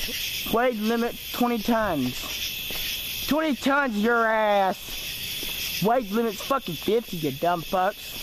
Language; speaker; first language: English; native; English